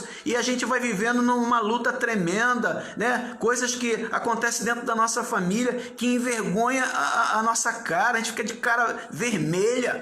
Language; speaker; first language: Portuguese; native; Portuguese